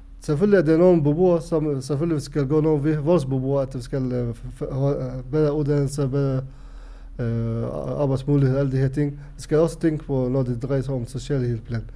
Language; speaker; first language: Danish; non-native, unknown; Arabic